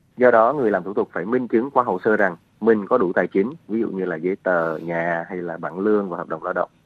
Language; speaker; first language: Vietnamese; native; Vietnamese